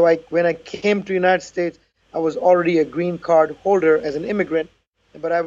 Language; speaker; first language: English; non-native, local second language; Urdu